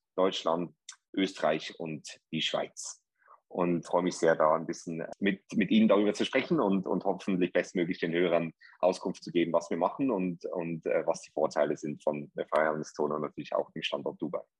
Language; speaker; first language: German; native; German